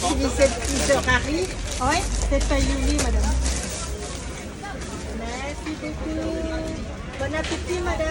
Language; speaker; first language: French; non-native, learner; Thai